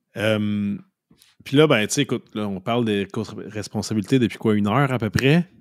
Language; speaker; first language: French; native; French